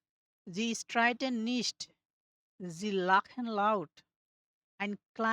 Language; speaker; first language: German; non-native, learner; Bangla